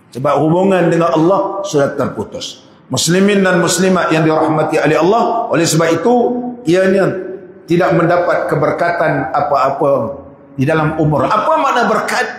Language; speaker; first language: Malay; native; Malay